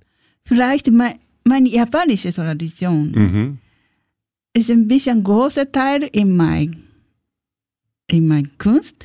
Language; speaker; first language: German; non-native, learner; Japanese